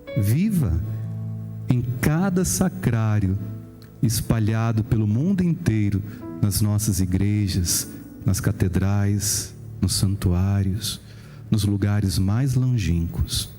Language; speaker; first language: Portuguese; native; Portuguese